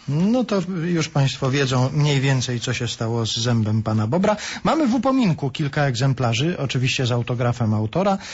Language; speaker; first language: Polish; native; Polish